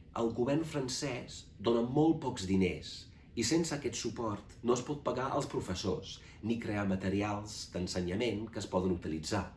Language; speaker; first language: Catalan; non-native, fluent; English